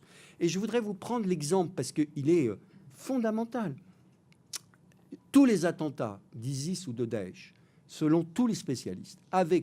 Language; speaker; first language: French; native; French